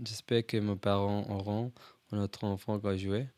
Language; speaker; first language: French; non-native, learner; English